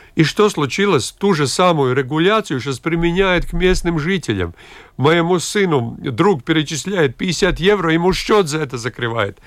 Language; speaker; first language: Russian; non-native, local second language; Latvian